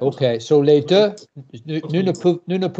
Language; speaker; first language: French; non-native, learner; English